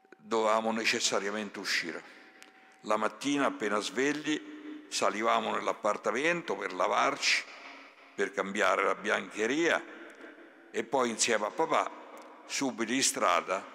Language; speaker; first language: Italian; native; Italian